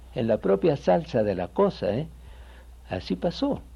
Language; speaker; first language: Spanish; native; Spanish